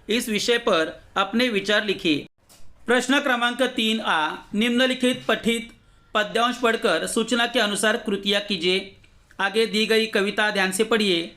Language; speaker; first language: Hindi; non-native, local second language; Marathi